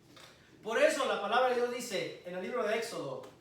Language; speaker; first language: Spanish; native; Spanish